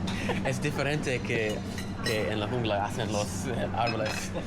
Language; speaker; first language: Spanish; non-native, learner; English